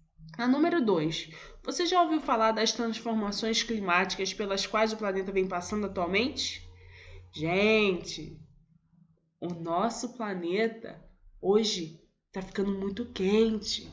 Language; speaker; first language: Portuguese; native; Portuguese